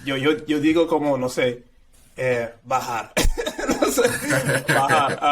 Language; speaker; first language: Spanish; non-native, fluent; English